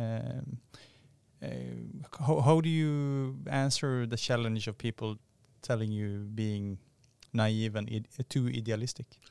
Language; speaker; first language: English; non-native, fluent; Norwegian